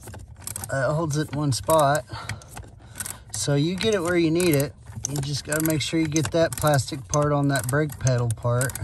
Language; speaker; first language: English; native; English